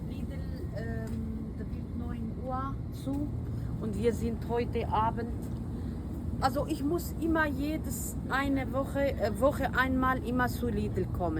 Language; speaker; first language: German; non-native, learner; Kurdish